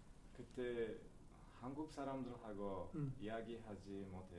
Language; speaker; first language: Korean; non-native, learner; Uzbek